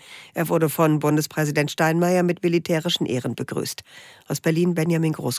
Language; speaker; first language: German; native; German